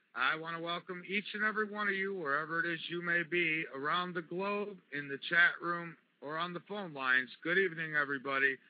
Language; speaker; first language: English; native; English